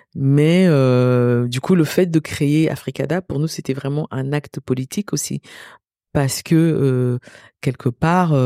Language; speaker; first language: French; early bilingual, other home language; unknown